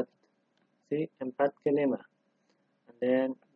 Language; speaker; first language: Indonesian; non-native, learner; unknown